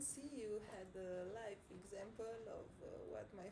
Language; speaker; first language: English; non-native, fluent; Romanian